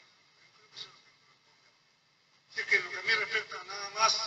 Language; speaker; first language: Spanish; native; Spanish